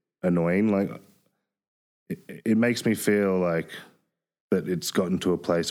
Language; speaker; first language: English; native; English